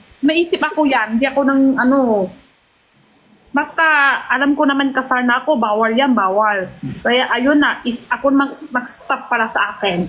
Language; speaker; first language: Filipino; non-native, local second language; Cebuano